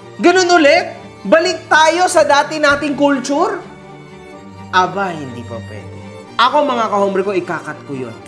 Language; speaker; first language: Filipino; native; Filipino